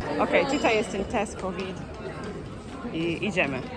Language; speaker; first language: Polish; non-native, fluent; English